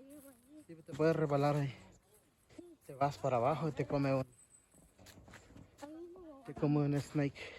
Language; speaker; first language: Spanish; native; Spanish